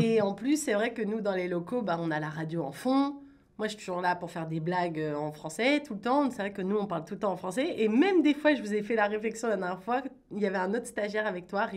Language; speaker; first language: French; native; French